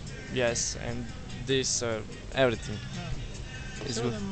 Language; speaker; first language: English; non-native, learner; Serbian